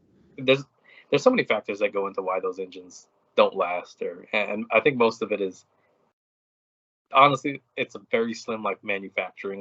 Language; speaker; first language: English; native; English